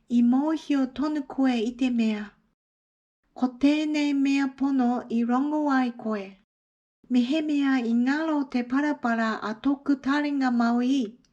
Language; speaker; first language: Māori; non-native, fluent; Japanese